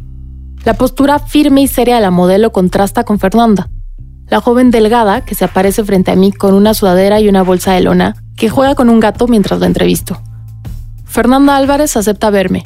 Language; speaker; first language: Spanish; native; Spanish